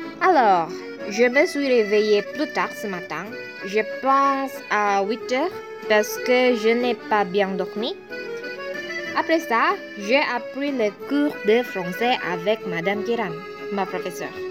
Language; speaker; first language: French; non-native, learner; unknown